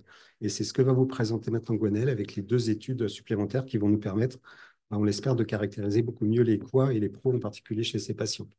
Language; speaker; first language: French; native; French